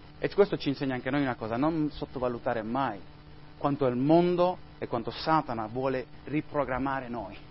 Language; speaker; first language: Italian; non-native, fluent; Spanish